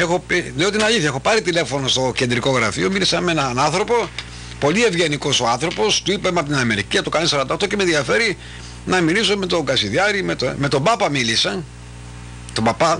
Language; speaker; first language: Greek; native; Greek